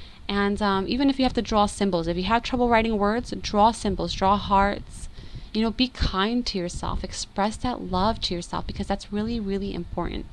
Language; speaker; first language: English; native; English